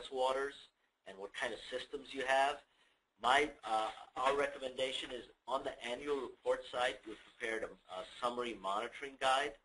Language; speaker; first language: English; native; English